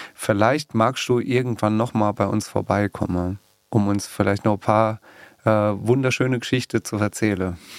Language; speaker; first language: German; native; German